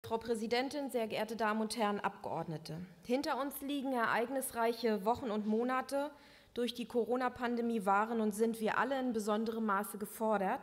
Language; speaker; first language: German; native; German